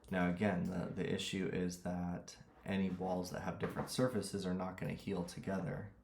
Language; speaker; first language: English; native; English